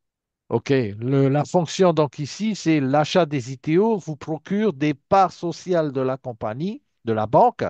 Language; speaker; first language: French; native; French